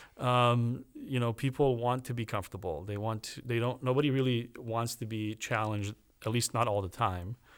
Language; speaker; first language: English; early bilingual, other home language; Romanian